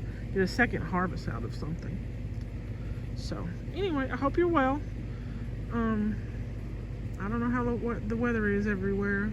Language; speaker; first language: English; native; English